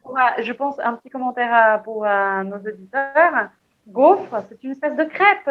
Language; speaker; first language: French; non-native, fluent; Portuguese